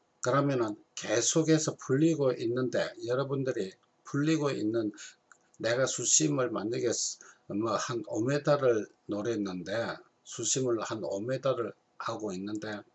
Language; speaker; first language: Korean; native; Korean